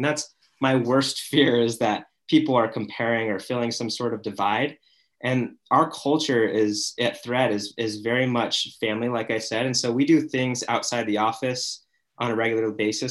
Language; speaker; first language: English; native; English